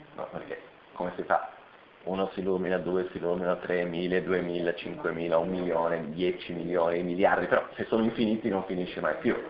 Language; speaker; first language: Italian; non-native, fluent; Portuguese